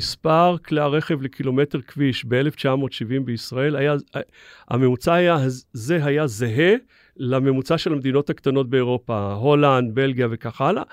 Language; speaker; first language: Hebrew; native; Hebrew